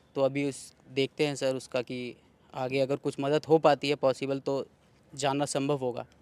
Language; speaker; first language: Hindi; native; Hindi